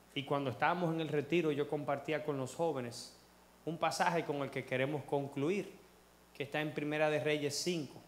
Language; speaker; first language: Spanish; early bilingual, heritage; Spanish